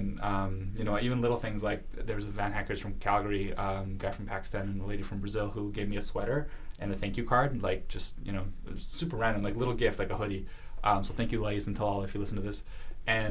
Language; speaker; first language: English; early bilingual, other home language; Russian